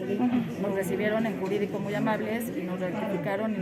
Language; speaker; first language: Spanish; native; Spanish